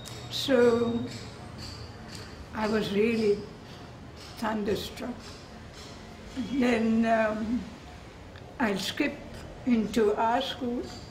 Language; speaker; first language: English; non-native, local second language; Bangla